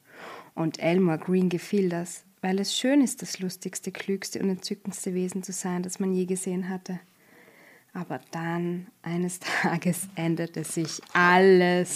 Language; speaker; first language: German; native; German